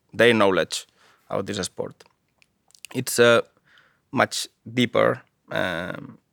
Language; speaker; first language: English; non-native, fluent; Spanish